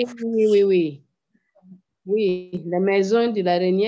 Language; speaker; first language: French; non-native, learner; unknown